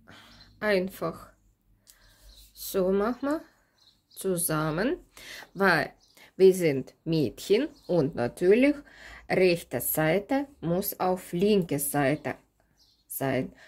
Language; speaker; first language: German; non-native, fluent; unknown